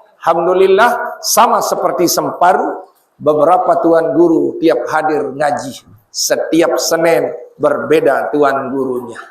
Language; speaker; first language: Indonesian; non-native, local second language; Sasak